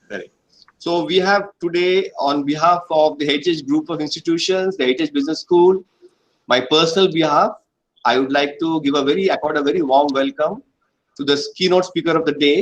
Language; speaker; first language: English; non-native, local second language; Bangla